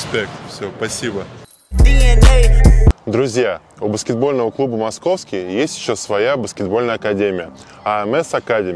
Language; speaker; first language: Russian; native; Russian